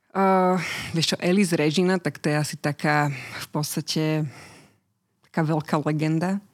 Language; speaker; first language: Slovak; native; Slovak